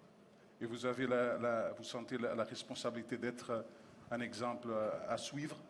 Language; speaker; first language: French; non-native, learner; Portuguese